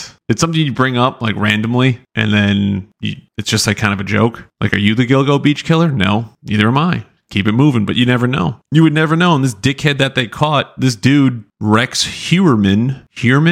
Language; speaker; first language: English; native; English